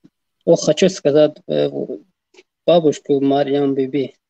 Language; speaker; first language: Russian; non-native, learner; Tajik